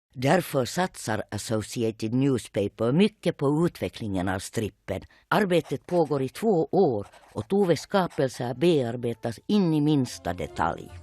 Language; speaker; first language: Swedish; native; Swedish